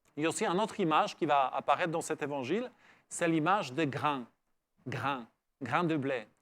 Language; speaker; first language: French; non-native, fluent; Polish